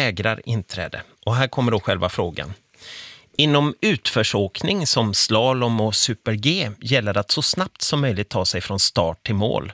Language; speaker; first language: Swedish; native; Swedish